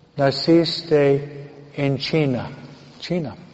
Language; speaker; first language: Spanish; non-native, fluent; English